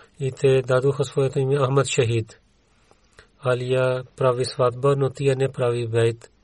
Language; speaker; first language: Bulgarian; non-native, learner; Urdu